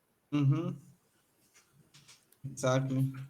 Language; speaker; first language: English; non-native, learner; Spanish